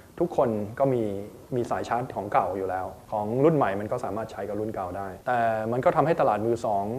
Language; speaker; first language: Thai; native; Thai